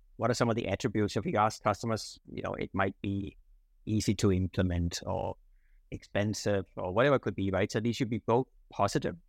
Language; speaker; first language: English; non-native, fluent; Danish